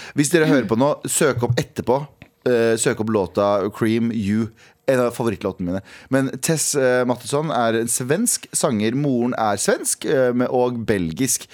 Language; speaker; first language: Norwegian; early bilingual, other home language; Kurdish